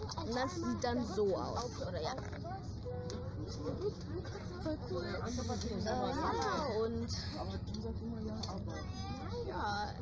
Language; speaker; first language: German; early bilingual, other home language; French